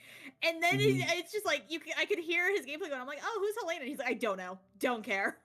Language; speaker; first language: English; native; English